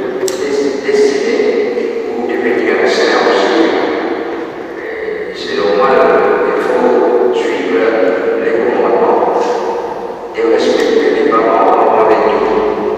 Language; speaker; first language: French; non-native, local second language; Morisyen